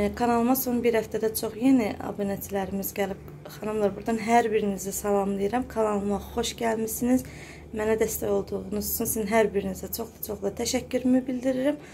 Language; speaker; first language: Azerbaijani; early bilingual, heritage; Azerbaijani